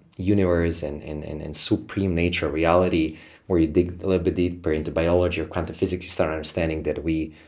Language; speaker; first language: English; non-native, fluent; Serbian